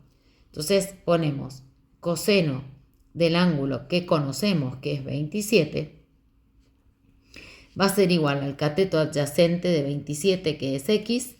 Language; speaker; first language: Spanish; native; Spanish